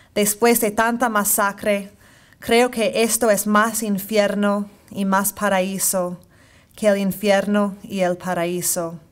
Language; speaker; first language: Spanish; non-native, fluent; English